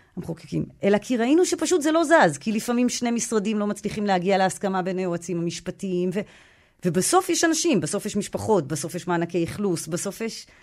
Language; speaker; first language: Hebrew; native; Hebrew